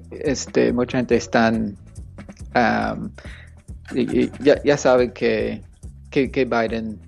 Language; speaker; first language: Spanish; non-native, fluent; English